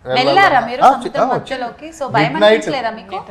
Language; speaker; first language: Telugu; native; Telugu